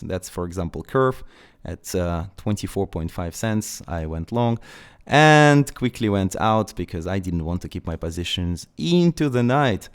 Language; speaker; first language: English; non-native, fluent; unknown